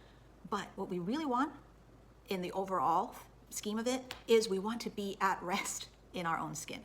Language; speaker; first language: English; native; English